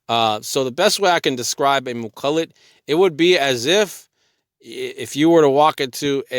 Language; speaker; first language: English; native; English